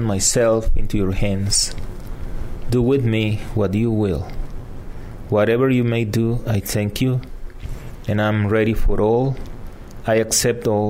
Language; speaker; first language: English; non-native, fluent; Spanish